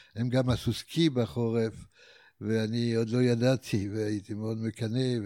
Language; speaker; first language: Hebrew; non-native, fluent; French